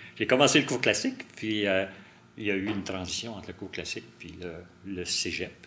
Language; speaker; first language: French; native; French